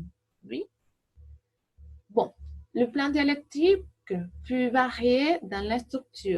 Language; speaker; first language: French; non-native, learner; Portuguese